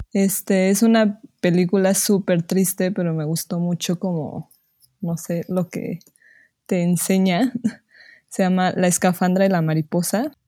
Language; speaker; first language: Spanish; native; Spanish